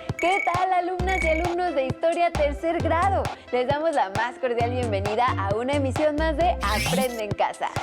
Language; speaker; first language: Spanish; native; Spanish